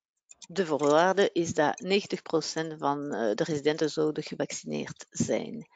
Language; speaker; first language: Dutch; non-native, local second language; French